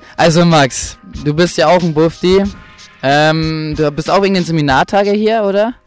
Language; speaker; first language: German; native; German